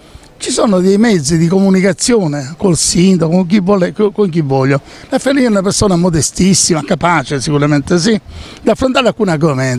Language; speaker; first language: Italian; native; Italian